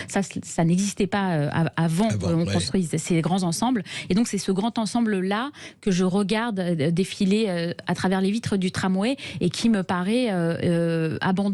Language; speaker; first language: French; native; French